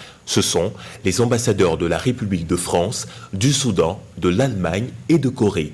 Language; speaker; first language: French; native; French